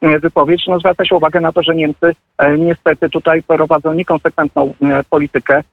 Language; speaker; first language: Polish; native; Polish